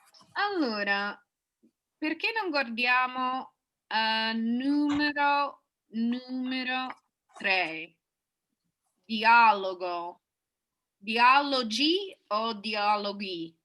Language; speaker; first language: Italian; non-native, fluent; English